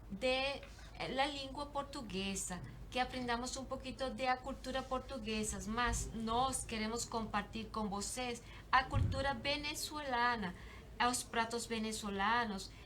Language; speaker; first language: Portuguese; non-native, learner; Spanish